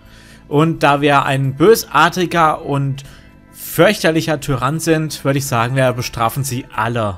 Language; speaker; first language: German; native; German